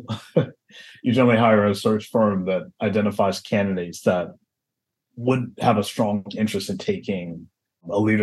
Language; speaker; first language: English; native; English